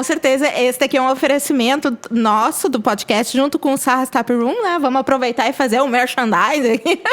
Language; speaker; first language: Portuguese; native; Portuguese